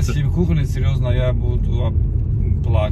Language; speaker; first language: Russian; non-native, fluent; Turkish